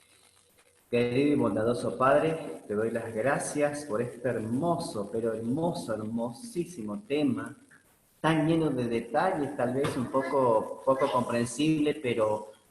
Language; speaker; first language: Spanish; native; Spanish